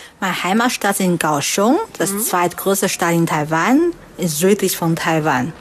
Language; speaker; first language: German; non-native, learner; Chinese